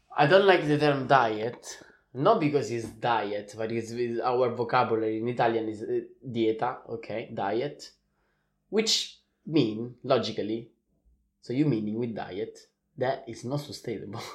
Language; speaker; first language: English; non-native, fluent; Italian